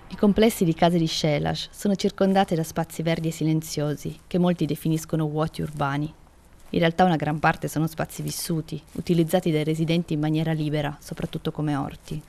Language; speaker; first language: Italian; native; Italian